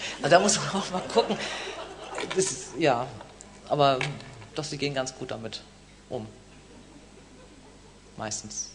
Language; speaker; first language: German; native; German